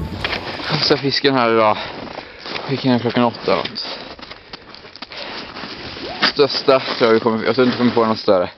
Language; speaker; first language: Swedish; native; Swedish